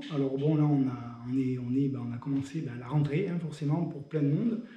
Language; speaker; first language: French; native; French